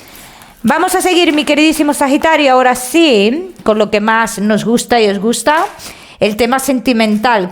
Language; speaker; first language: Spanish; native; Spanish